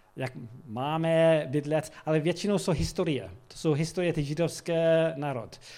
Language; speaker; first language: Czech; non-native, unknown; English